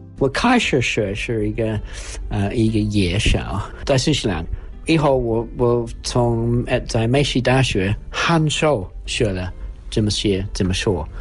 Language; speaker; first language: Chinese; non-native, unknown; English